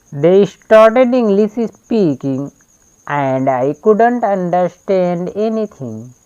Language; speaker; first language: English; non-native, learner; Hindi